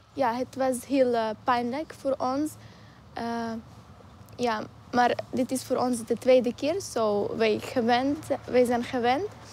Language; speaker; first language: Dutch; non-native, learner; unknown